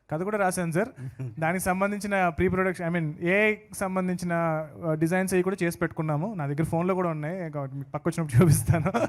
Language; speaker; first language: Telugu; native; Telugu